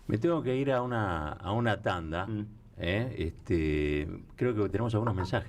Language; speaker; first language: Spanish; native; Spanish